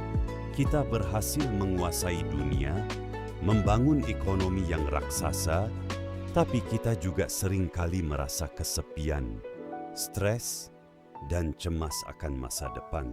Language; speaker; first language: Indonesian; native; Indonesian